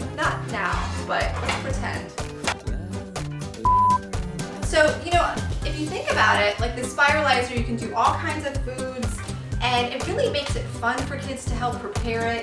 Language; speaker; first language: English; native; English